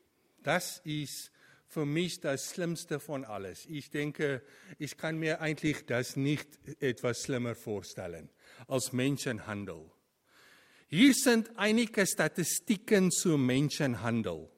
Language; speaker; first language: German; non-native, fluent; Afrikaans